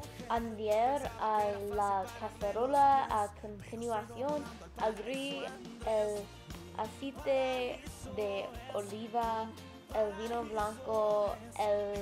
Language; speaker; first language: Spanish; non-native, learner; English